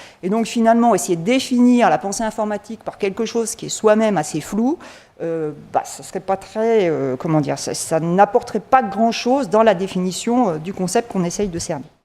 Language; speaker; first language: French; native; French